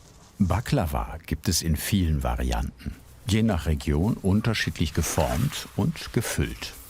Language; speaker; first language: German; native; German